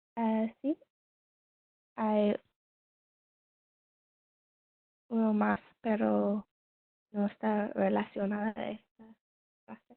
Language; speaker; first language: Spanish; non-native, learner; English